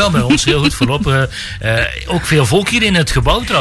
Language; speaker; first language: Dutch; native; Dutch